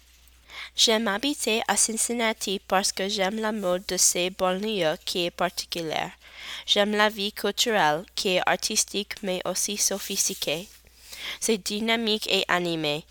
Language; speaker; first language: French; non-native, learner; English